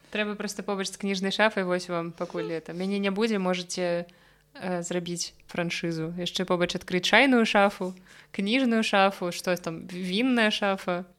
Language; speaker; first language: Belarusian; non-native, local second language; Russian